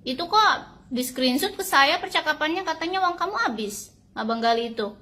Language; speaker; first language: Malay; non-native, local second language; Sundanese